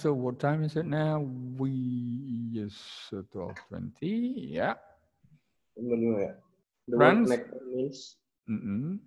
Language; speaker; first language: English; non-native, fluent; Indonesian